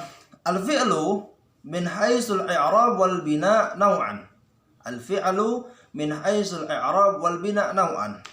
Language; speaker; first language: Arabic; non-native, learner; Indonesian